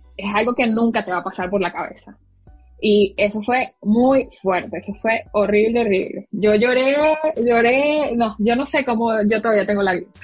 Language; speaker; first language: Spanish; native; Spanish